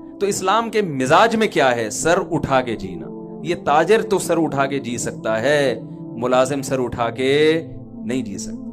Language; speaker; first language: Urdu; native; Urdu